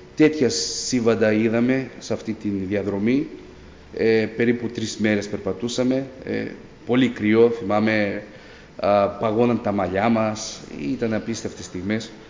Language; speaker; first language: Greek; early bilingual, other home language; Albanian